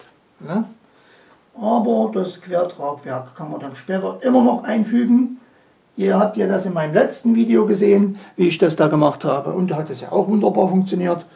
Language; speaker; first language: German; native; German